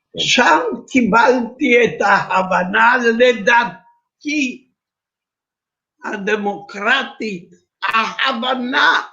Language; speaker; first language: Hebrew; non-native, fluent; Polish